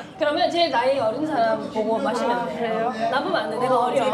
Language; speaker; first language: Korean; non-native, fluent; Mongolian